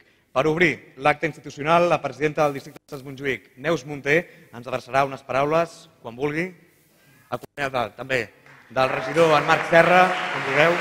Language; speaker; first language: Catalan; native; Catalan